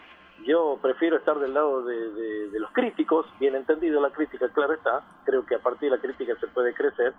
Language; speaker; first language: Spanish; native; Spanish